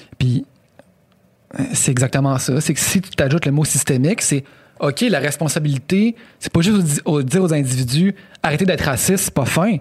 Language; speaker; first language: French; native; French